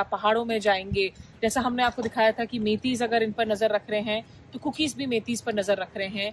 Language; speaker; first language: Hindi; native; Hindi